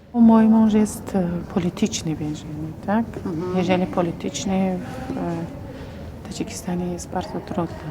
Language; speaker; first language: Polish; non-native, learner; Tajik